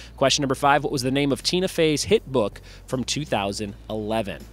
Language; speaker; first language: English; native; English